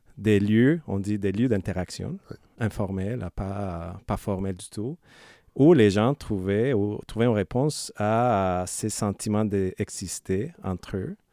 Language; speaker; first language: French; non-native, fluent; Spanish